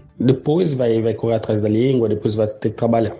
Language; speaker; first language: Portuguese; non-native, learner; Arabic